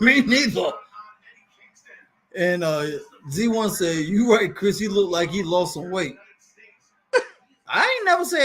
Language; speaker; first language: English; native; English